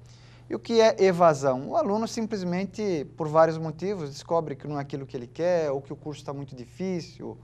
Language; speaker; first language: Portuguese; native; Portuguese